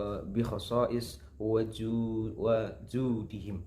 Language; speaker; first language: Arabic; non-native, learner; Indonesian